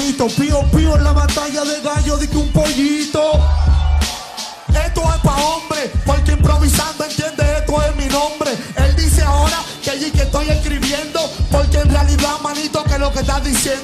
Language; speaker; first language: Spanish; native; Spanish